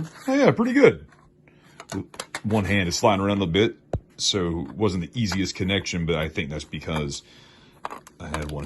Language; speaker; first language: English; native; English